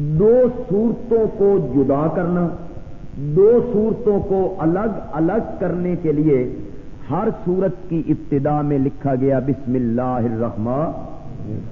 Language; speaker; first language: Urdu; non-native, local second language; Punjabi